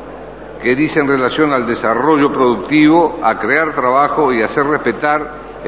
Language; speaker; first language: Spanish; native; Spanish